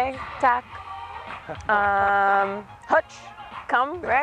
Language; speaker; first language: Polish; non-native, learner; English